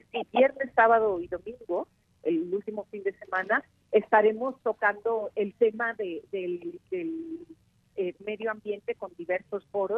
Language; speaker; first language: Spanish; native; Spanish